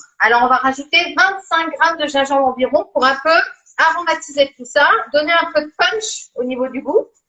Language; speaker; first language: French; native; French